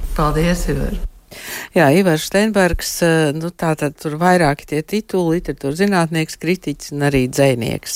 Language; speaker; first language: Latvian; native; Latvian